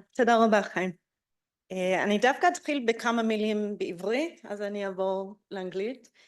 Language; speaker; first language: Hebrew; non-native, fluent; English